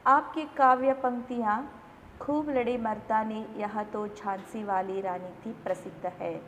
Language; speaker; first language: Hindi; non-native, local second language; Kannada